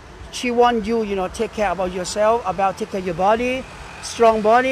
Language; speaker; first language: English; non-native, learner; Thai